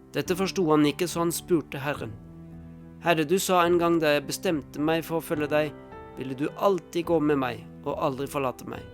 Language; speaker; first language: Norwegian; non-native, fluent; German